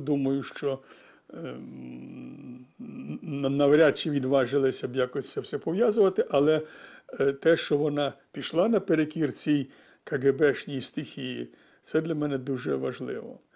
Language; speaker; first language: Ukrainian; native; Ukrainian